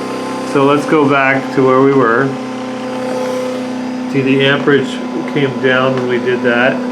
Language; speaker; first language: English; native; English